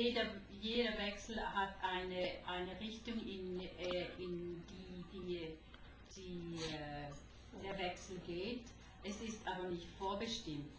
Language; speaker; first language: German; non-native, fluent; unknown